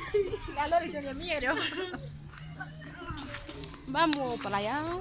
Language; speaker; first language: Spanish; non-native, learner; Haitian Creole